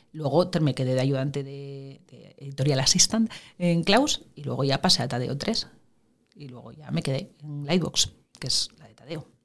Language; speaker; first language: Spanish; native; Spanish